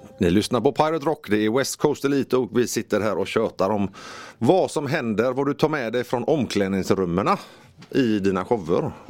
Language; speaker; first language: Swedish; native; Swedish